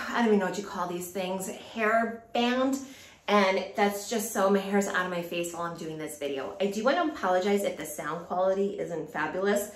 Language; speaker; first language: English; native; English